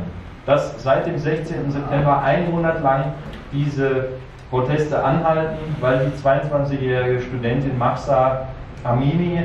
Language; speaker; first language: German; native; German